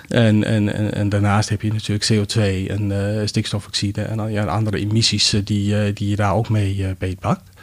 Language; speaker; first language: Dutch; non-native, fluent; Danish